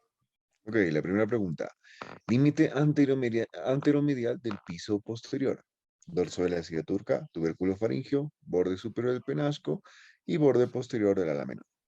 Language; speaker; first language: Spanish; native; Spanish